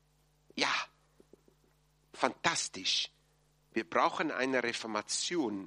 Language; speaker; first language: German; non-native, fluent; English